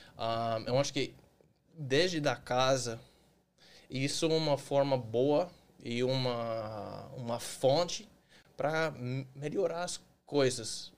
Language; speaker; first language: Portuguese; non-native, fluent; English